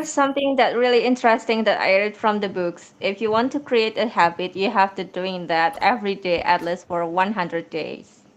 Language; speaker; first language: English; non-native, learner; Indonesian